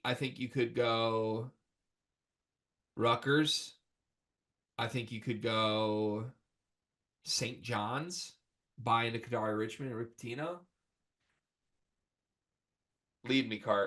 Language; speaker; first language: English; native; English